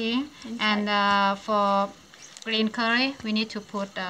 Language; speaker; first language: English; non-native, learner; Thai